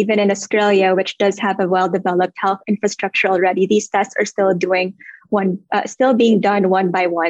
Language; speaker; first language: English; non-native, local second language; Filipino